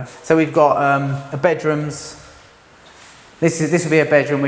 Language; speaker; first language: English; native; English